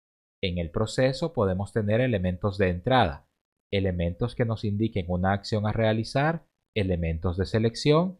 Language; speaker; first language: Spanish; native; Spanish